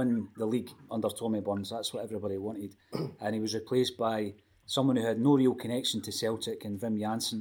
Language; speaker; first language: English; native; English